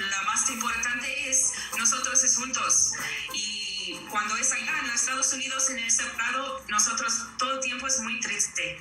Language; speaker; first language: Spanish; non-native, learner; English